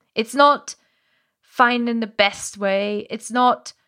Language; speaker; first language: English; non-native, fluent; German